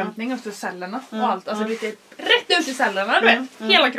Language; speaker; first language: Swedish; native; Swedish